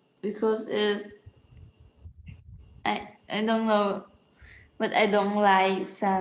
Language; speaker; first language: English; non-native, learner; Vietnamese